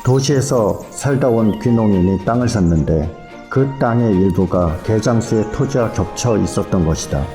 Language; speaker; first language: Korean; native; Korean